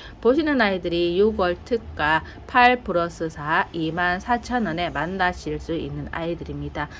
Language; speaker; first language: Korean; native; Korean